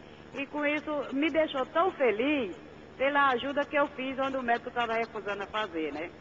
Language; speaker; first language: Portuguese; native; Portuguese